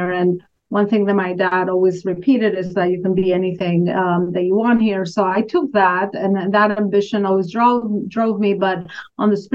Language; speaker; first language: English; non-native, fluent; Albanian